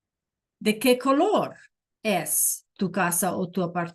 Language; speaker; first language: Spanish; non-native, fluent; English